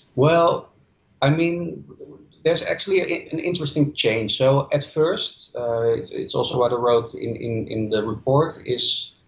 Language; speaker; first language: English; non-native, fluent; Dutch